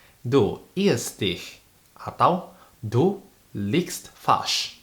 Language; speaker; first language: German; non-native, fluent; Indonesian